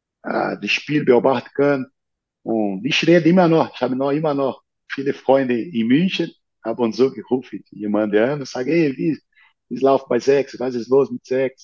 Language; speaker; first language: German; non-native, learner; Portuguese